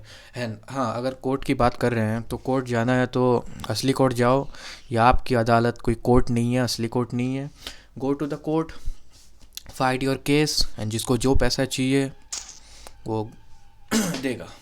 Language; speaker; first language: Hindi; non-native, local second language; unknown